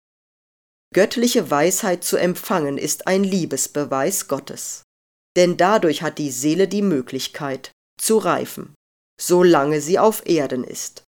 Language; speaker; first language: German; native; German